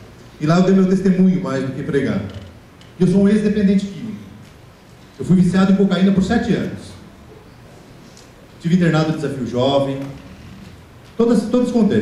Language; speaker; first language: Portuguese; native; Portuguese